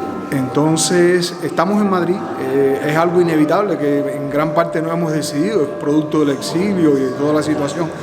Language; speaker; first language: Spanish; native; Spanish